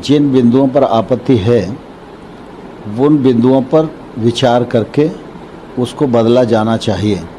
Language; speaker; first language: Hindi; native; Hindi